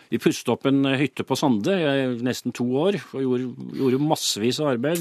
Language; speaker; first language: Norwegian; native; Norwegian